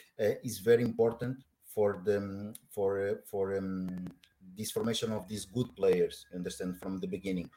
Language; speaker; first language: English; non-native, learner; Portuguese